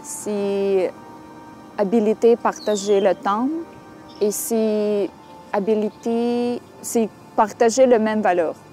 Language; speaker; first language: French; non-native, learner; Russian